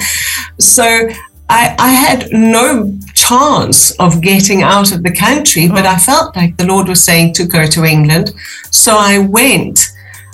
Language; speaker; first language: English; native; English